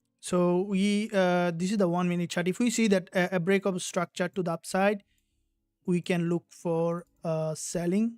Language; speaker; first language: English; non-native, fluent; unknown